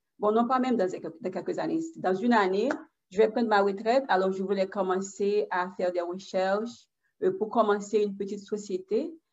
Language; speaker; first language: French; non-native, local second language; Haitian Creole